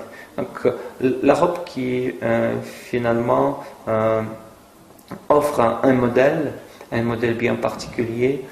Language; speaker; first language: French; non-native, fluent; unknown